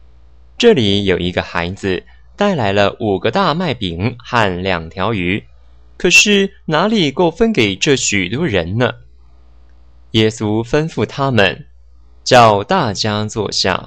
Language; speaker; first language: Chinese; native; Chinese